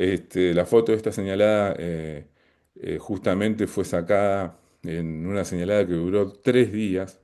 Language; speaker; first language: Spanish; native; Spanish